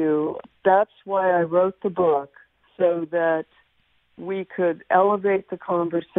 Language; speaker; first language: English; native; English